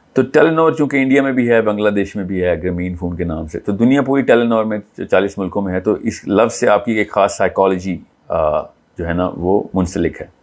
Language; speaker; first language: Urdu; native; Urdu